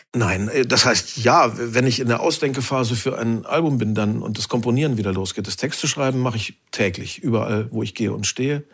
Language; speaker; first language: German; native; German